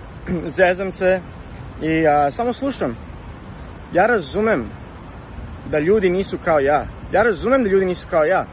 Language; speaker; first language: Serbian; early bilingual, heritage; Serbian